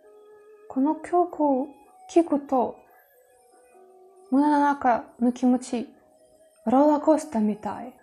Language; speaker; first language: Japanese; non-native, fluent; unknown